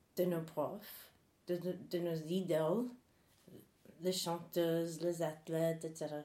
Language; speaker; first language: French; non-native, fluent; English